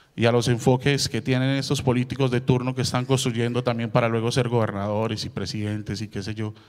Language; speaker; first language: Spanish; native; Spanish